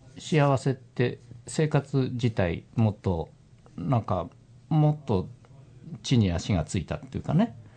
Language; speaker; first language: Japanese; native; Japanese